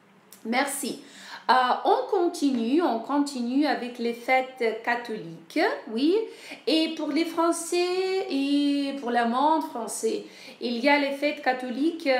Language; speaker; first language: French; non-native, fluent; Ukrainian